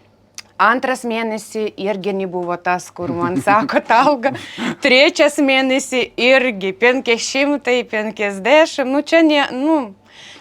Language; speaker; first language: Lithuanian; non-native, learner; Ukrainian